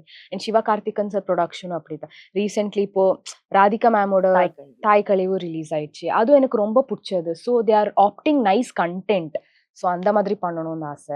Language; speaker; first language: Tamil; non-native, local second language; Kannada